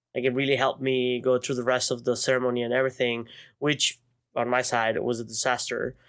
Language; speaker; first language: English; non-native, fluent; Spanish